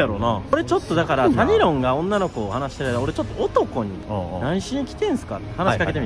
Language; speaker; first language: Japanese; native; Japanese